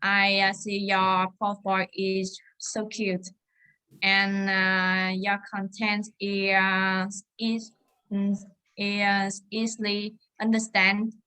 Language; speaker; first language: English; non-native, learner; Vietnamese